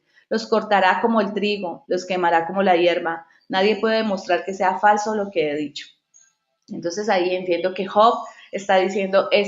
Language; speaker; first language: Spanish; native; Spanish